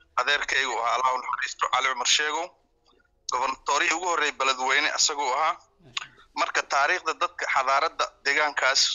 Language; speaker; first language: Somali; non-native, local second language; Swahili